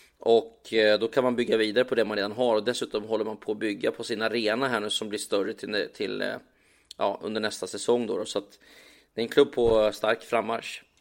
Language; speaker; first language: Swedish; native; Swedish